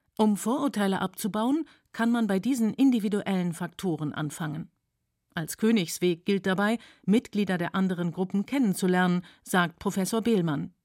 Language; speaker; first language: German; native; German